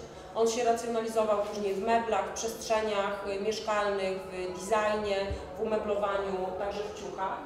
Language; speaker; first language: Polish; native; Polish